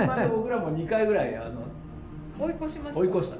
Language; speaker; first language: Japanese; native; Japanese